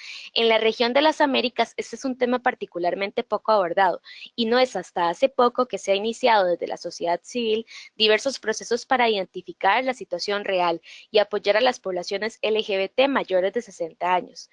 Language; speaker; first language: Spanish; native; Spanish